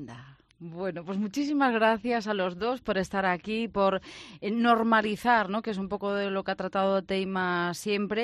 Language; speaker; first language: Spanish; native; Spanish